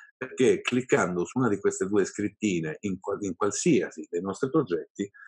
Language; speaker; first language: Italian; native; Italian